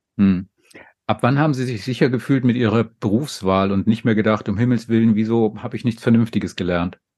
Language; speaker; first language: German; native; German